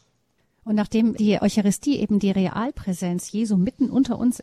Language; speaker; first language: German; native; German